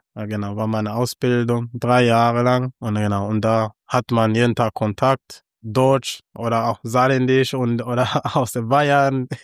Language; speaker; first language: German; non-native, fluent; Kinyarwanda